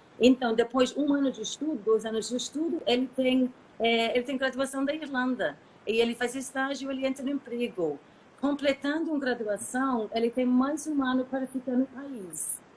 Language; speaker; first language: Portuguese; non-native, fluent; English